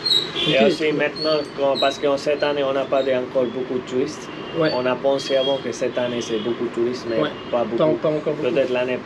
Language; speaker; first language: French; non-native, fluent; Hindi